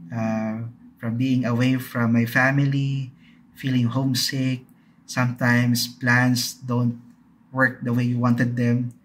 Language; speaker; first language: English; non-native, local second language; Bikol